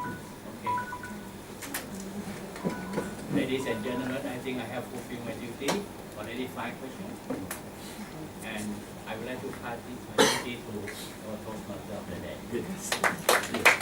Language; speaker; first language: English; non-native, learner; Thai